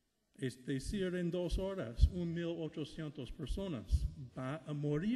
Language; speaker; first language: Spanish; non-native, fluent; English